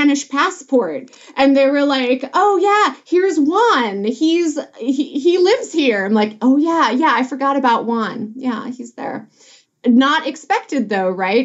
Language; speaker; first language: English; native; English